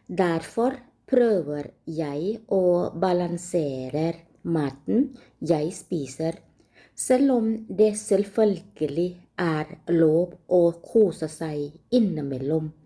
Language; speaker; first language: Norwegian; non-native, learner; Thai